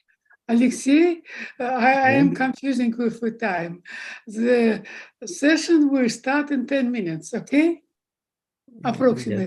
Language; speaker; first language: English; non-native, fluent; Russian